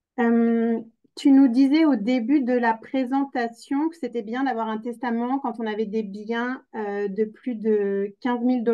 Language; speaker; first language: French; native; French